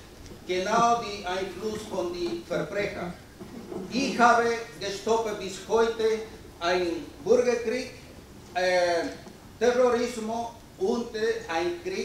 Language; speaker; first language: German; non-native, learner; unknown